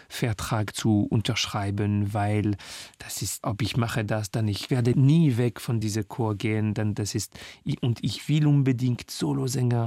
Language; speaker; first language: German; non-native, fluent; French